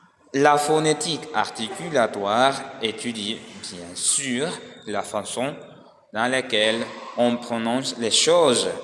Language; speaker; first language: French; non-native, learner; Spanish